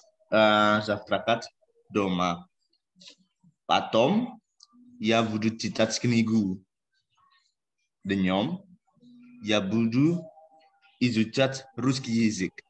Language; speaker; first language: Russian; non-native, learner; Indonesian